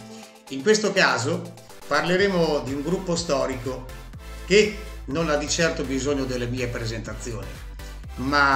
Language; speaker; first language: Italian; native; Italian